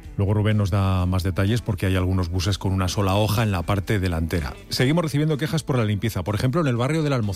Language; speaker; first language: Spanish; native; Spanish